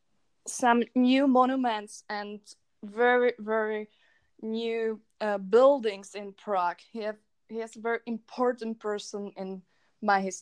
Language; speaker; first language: English; non-native, learner; Czech